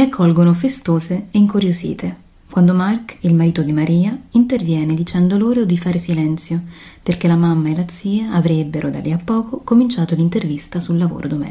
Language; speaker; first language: Italian; early bilingual, other home language; Filipino